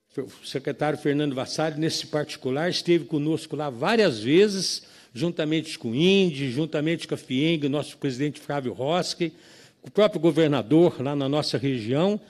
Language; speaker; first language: Portuguese; native; Portuguese